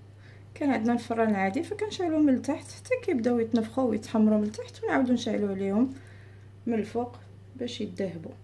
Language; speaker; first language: Arabic; native; Arabic